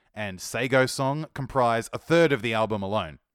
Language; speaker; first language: English; native; English